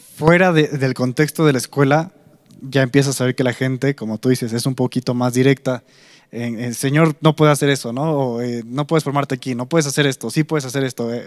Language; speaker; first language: Spanish; native; Spanish